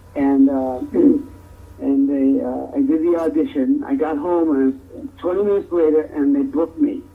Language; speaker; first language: English; native; English